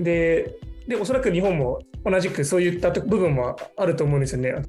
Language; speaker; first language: Japanese; non-native, fluent; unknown